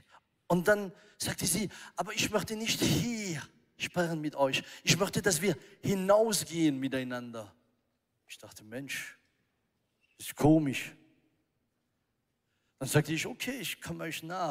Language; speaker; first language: German; non-native, fluent; French